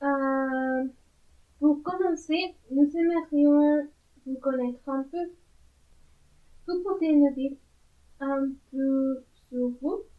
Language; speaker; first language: French; non-native, learner; Spanish